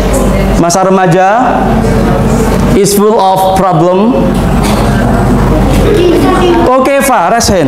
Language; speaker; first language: English; non-native, fluent; Indonesian